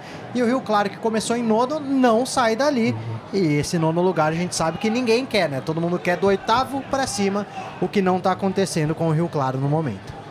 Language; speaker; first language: Portuguese; native; Portuguese